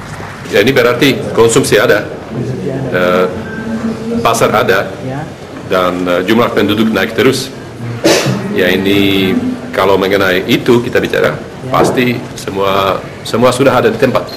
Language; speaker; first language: Indonesian; non-native, fluent; Slovak